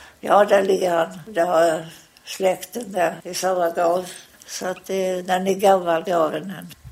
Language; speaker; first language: Swedish; native; Swedish